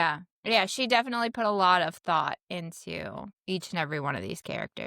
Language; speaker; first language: English; native; English